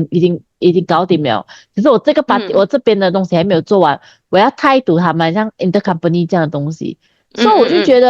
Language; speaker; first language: Chinese; native; Chinese